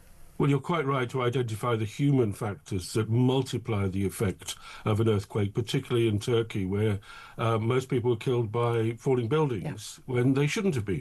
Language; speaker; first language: English; native; English